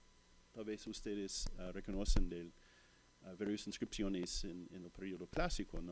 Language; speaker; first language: Spanish; non-native, fluent; English